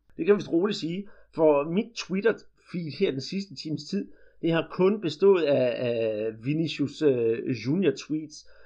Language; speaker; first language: Danish; native; Danish